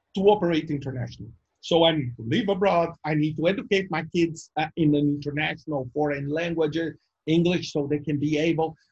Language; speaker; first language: English; non-native, fluent; Portuguese